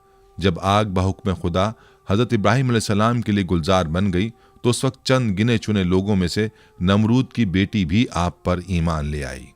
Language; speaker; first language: Urdu; native; Urdu